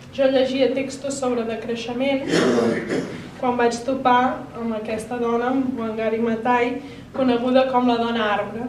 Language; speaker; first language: Catalan; native; Catalan